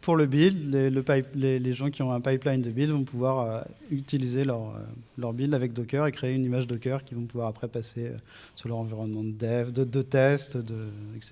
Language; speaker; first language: French; native; French